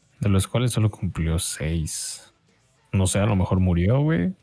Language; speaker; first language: Spanish; native; Spanish